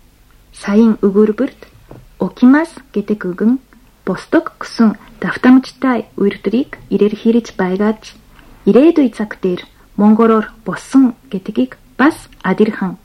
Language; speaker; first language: Mongolian; non-native, fluent; Japanese